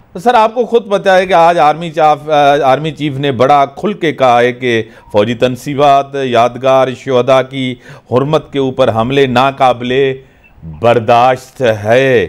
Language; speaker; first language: Urdu; non-native, local second language; Sindhi